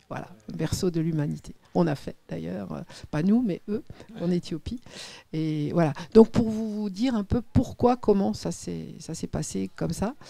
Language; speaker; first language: French; native; French